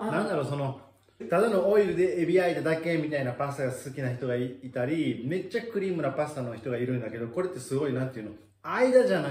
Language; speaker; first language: Japanese; native; Japanese